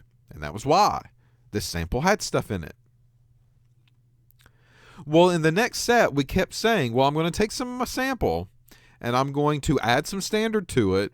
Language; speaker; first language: English; native; English